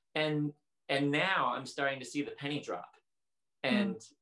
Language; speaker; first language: English; native; English